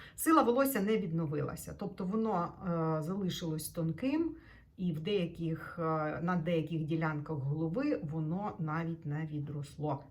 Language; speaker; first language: Ukrainian; native; Ukrainian